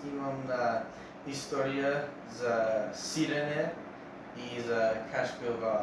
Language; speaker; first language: Bulgarian; early bilingual, heritage; English